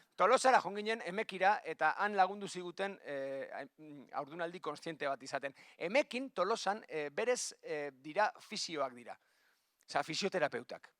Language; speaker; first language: Basque; native; Basque